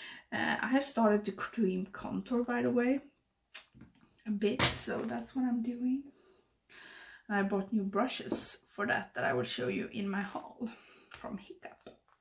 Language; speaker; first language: English; non-native, fluent; Swedish